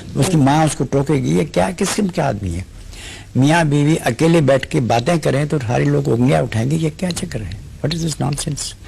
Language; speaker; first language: Urdu; non-native, local second language; Sindhi